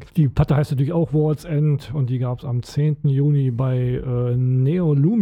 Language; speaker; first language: German; native; German